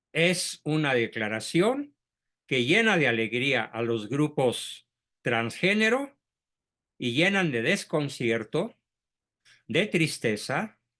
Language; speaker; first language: Spanish; native; Spanish